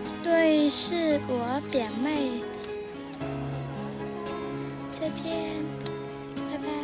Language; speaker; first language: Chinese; non-native, learner; Vietnamese